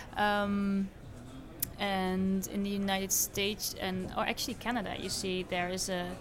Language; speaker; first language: English; non-native, fluent; Dutch